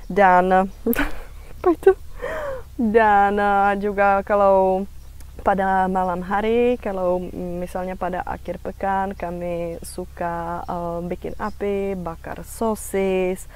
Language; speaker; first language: Indonesian; non-native, fluent; Czech